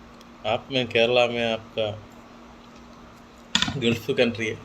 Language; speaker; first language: Hindi; non-native, local second language; Malayalam